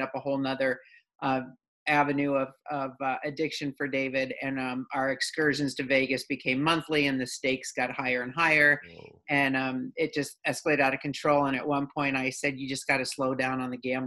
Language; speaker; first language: English; native; English